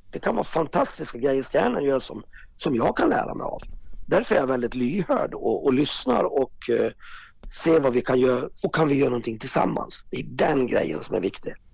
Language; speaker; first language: Swedish; native; Swedish